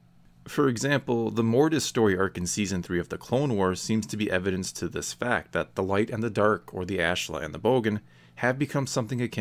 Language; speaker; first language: English; native; English